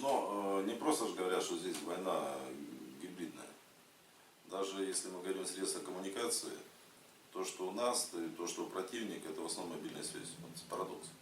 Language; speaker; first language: Russian; native; Russian